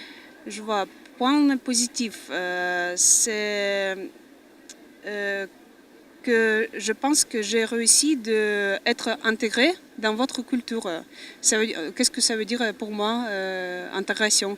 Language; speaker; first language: French; non-native, fluent; Russian